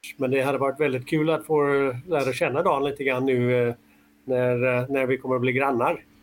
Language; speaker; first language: Swedish; non-native, fluent; English